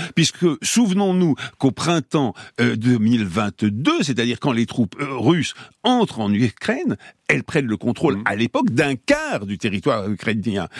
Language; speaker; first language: French; native; French